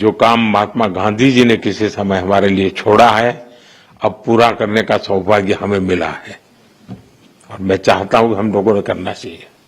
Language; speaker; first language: Hindi; non-native, local second language; Gujarati